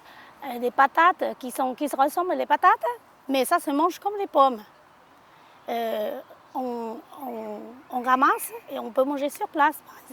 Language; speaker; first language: French; non-native, learner; Hmong